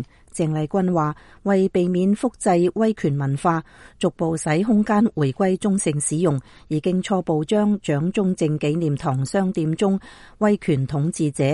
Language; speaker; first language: Chinese; native; Chinese